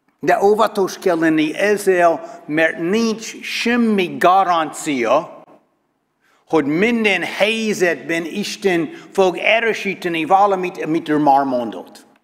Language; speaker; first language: Hungarian; non-native, learner; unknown